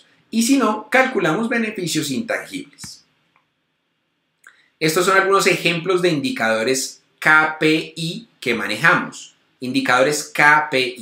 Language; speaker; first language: Spanish; native; Spanish